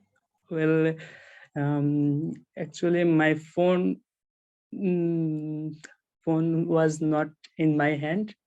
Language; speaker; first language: English; non-native, learner; Bangla